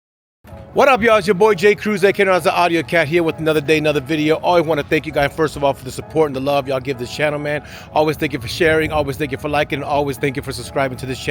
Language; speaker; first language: English; native; English